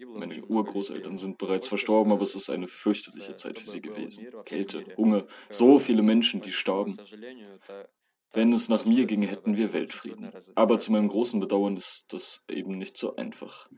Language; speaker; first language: German; native; German